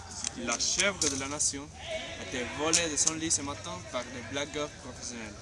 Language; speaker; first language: French; non-native, learner; Spanish